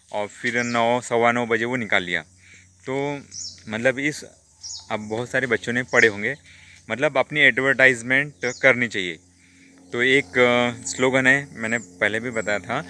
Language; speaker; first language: Hindi; non-native, local second language; Marathi